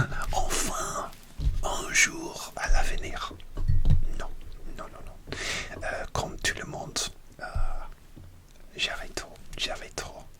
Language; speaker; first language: French; non-native, learner; English